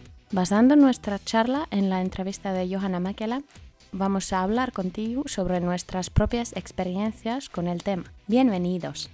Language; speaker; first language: Spanish; non-native, fluent; Finnish